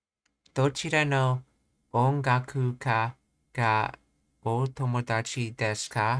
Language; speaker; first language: Japanese; non-native, learner; English